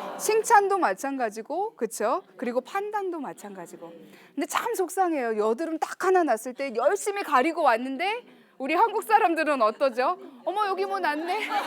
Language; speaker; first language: Korean; early bilingual, heritage; Korean